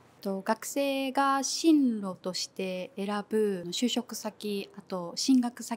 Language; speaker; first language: Japanese; native; Japanese